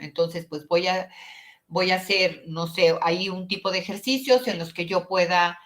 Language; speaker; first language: Spanish; native; Spanish